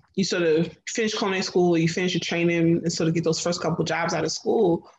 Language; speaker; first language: English; native; English